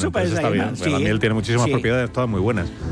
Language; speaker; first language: Spanish; native; Spanish